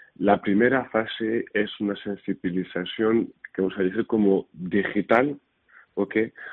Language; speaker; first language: Spanish; non-native, fluent; French